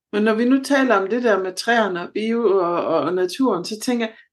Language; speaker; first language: Danish; native; Danish